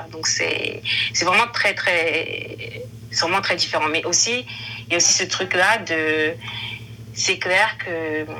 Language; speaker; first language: French; native; French